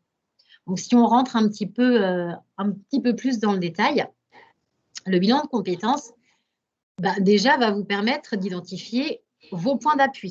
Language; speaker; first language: French; native; French